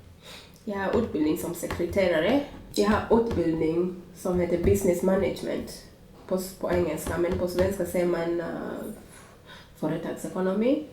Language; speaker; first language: Swedish; non-native, fluent; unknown